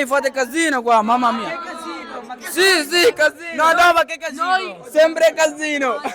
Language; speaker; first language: Italian; non-native, learner; Urdu